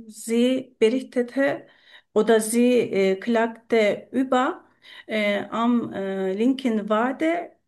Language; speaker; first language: German; non-native, learner; Turkish